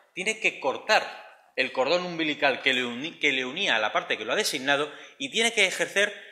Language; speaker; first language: Spanish; native; Spanish